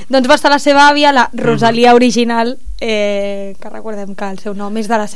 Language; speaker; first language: Catalan; native; Catalan